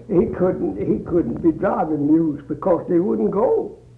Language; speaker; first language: English; early bilingual, other home language; Swedish